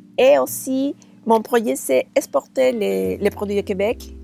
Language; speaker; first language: French; non-native, learner; Spanish